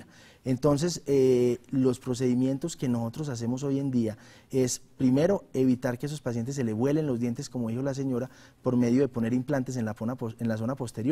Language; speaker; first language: Spanish; native; Spanish